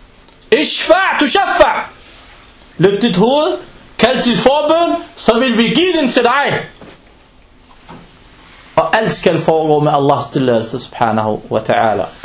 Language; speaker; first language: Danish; non-native, local second language; Arabic